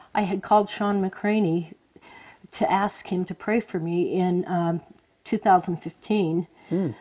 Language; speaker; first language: English; native; English